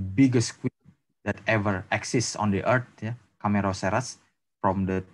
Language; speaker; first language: English; non-native, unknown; Indonesian